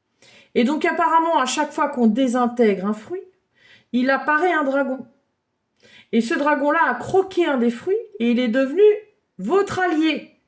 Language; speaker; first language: French; native; French